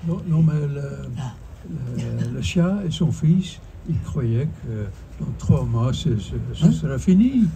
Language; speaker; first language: French; non-native, fluent; Dutch